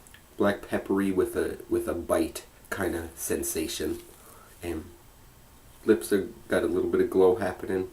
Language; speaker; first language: English; native; English